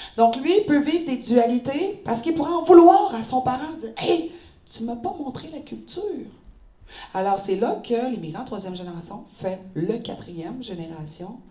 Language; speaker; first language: French; native; French